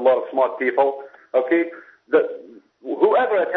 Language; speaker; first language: English; non-native, fluent; Berber languages